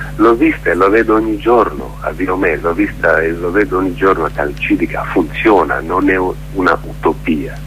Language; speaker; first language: Italian; non-native, fluent; Greek